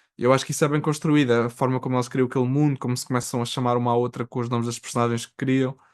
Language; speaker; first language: Portuguese; native; Portuguese